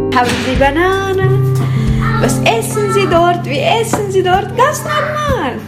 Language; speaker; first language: German; non-native, learner; Tigrinya